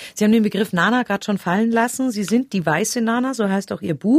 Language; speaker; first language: German; native; German